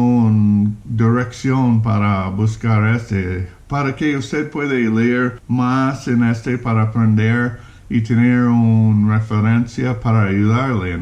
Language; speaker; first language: Spanish; non-native, fluent; English